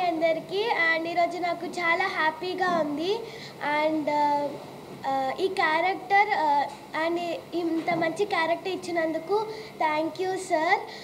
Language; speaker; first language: Telugu; non-native, learner; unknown